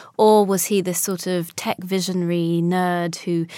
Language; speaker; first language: English; early bilingual, other home language; Polish